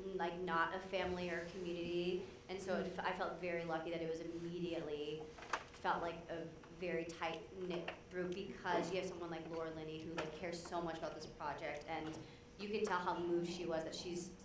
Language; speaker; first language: English; native; English